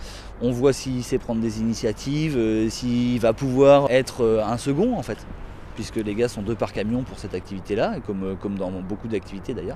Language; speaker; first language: French; native; French